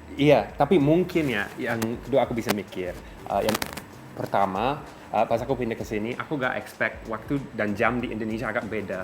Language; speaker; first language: Indonesian; non-native, fluent; English